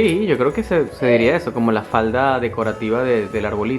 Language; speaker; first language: Spanish; native; Spanish